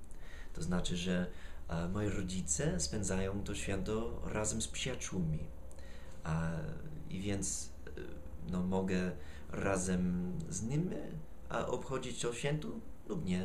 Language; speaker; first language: Polish; non-native, fluent; English